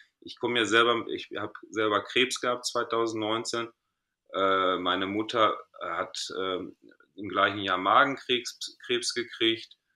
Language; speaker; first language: German; early bilingual, other home language; Greek